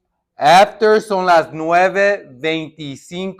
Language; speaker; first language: Spanish; non-native, fluent; English